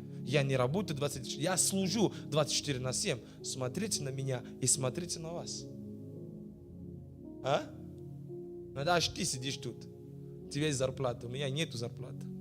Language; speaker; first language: Russian; non-native, fluent; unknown